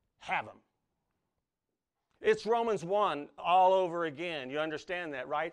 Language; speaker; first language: English; native; English